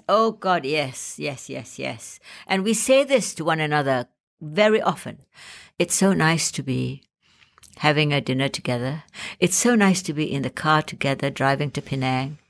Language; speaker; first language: English; non-native, local second language; Malay